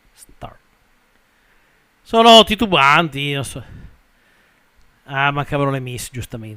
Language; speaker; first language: Italian; native; Italian